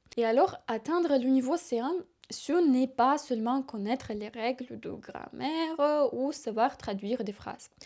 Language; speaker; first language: French; non-native, fluent; Ukrainian